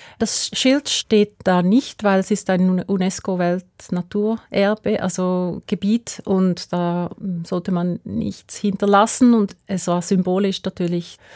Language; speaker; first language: German; native; German